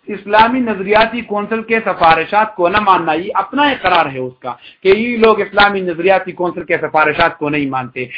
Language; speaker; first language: Urdu; non-native, local second language; Pashto